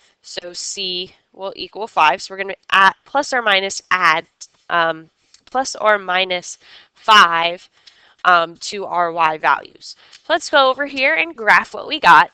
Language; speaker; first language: English; native; English